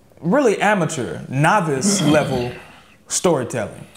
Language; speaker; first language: English; native; English